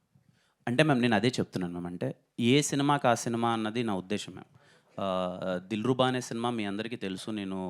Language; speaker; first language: Telugu; native; Telugu